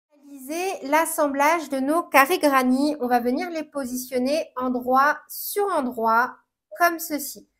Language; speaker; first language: French; native; French